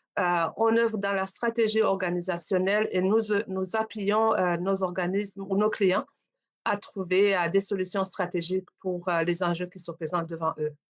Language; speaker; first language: French; non-native, local second language; Rundi